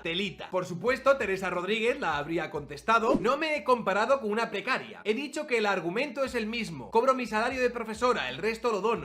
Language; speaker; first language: Spanish; native; Spanish